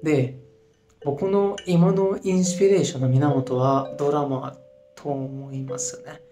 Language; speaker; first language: Japanese; non-native, fluent; Hindi